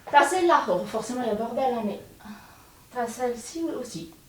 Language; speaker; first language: French; native; French